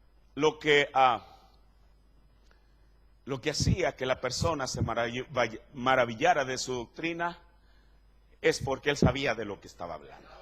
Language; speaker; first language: Spanish; native; Spanish